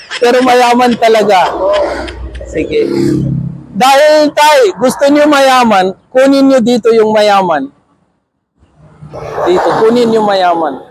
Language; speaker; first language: Filipino; non-native, learner; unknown